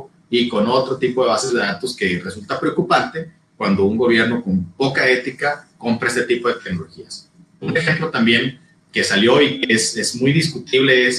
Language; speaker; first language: Spanish; native; Spanish